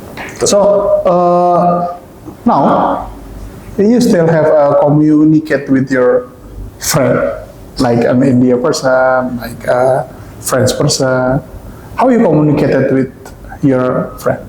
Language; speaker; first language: English; non-native, local second language; Indonesian